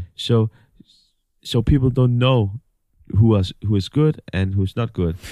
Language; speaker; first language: English; non-native, fluent; Danish